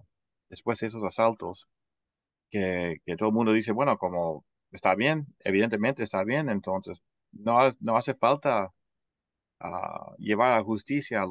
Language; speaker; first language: Spanish; non-native, fluent; English